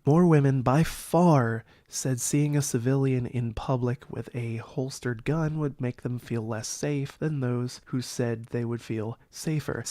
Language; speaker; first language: English; native; English